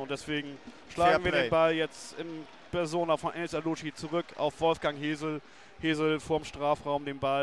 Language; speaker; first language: German; native; German